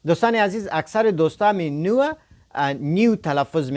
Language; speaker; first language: Persian; non-native, local second language; Pashto